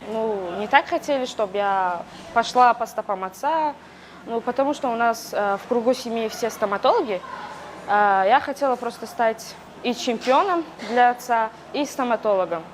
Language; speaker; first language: Russian; non-native, local second language; Tajik